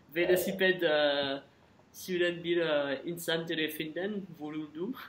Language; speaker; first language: Azerbaijani; non-native, learner; French